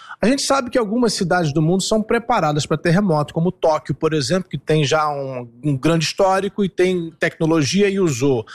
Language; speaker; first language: Portuguese; native; Portuguese